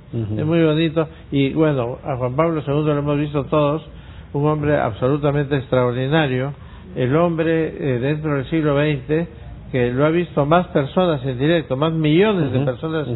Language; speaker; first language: Spanish; native; Spanish